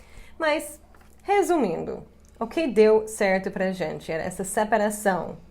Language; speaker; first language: Portuguese; non-native, fluent; English